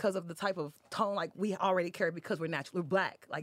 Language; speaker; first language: English; native; English